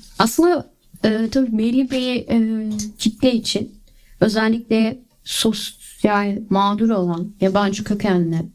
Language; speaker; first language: Turkish; early bilingual, heritage; Turkish